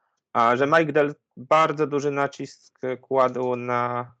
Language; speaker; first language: Polish; native; Polish